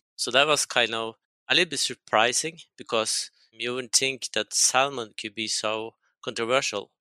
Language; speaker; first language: English; non-native, fluent; Norwegian